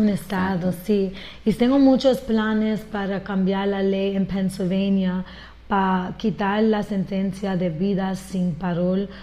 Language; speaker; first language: Spanish; early bilingual, heritage; Spanish